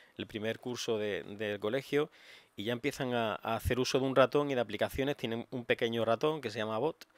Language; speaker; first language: Spanish; native; Spanish